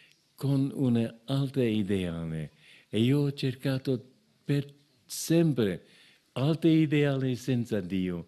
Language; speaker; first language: Italian; non-native, fluent; English